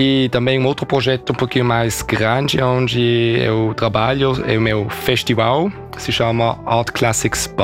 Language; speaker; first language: Portuguese; early bilingual, heritage; German